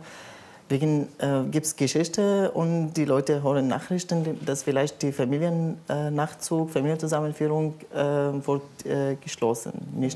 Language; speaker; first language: German; non-native, learner; Arabic